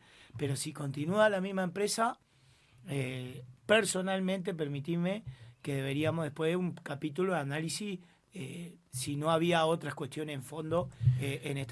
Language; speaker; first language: Spanish; native; Spanish